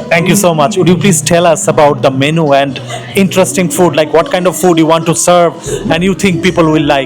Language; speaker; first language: English; non-native, local second language; Bangla